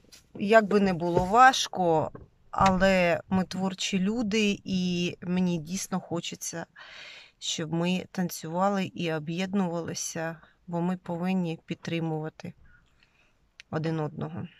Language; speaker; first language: Ukrainian; non-native, local second language; Russian